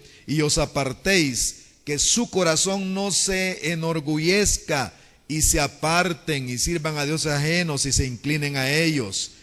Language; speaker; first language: Spanish; native; Spanish